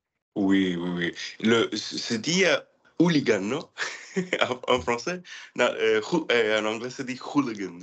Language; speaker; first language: French; non-native, learner; English